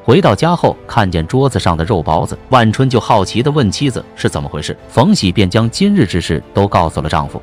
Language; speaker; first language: Chinese; native; Chinese